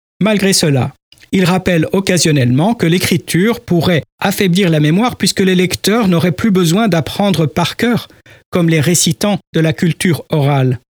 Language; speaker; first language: French; native; French